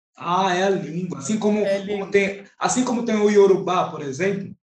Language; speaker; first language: Portuguese; native; Portuguese